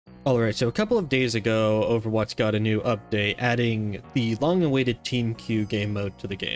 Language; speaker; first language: English; native; English